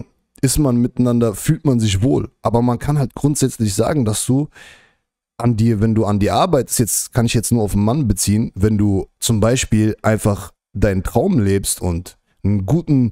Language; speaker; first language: German; native; German